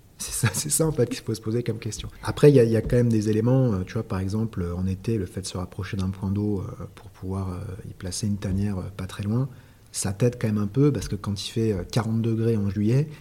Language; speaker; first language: French; native; French